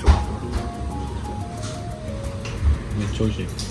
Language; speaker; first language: Japanese; non-native, learner; French